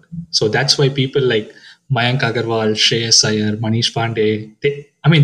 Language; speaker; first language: English; non-native, local second language; Tamil